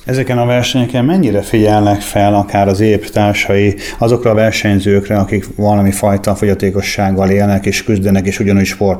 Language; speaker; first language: Hungarian; native; Hungarian